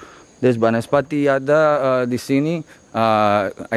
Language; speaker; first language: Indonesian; non-native, learner; English